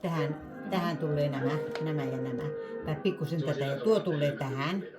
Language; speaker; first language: Finnish; native; Finnish